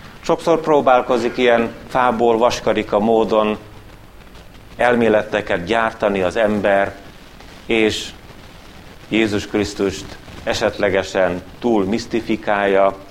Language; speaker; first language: Hungarian; native; Hungarian